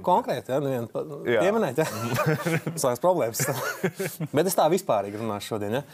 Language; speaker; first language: Latvian; native; Latvian